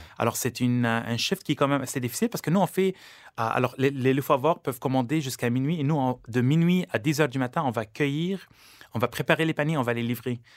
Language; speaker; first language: French; non-native, local second language; Arabic